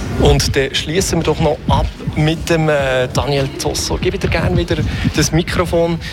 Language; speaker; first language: German; native; German